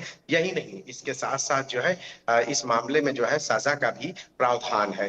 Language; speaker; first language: Hindi; native; Hindi